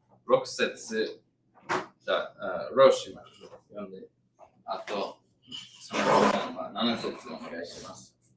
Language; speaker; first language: Japanese; non-native, learner; English